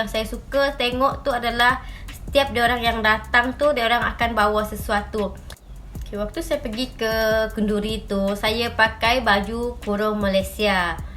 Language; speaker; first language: Malay; native; Malay